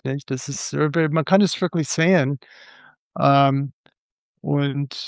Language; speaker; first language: German; non-native, fluent; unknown